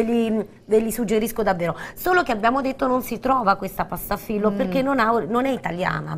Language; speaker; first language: Italian; native; Italian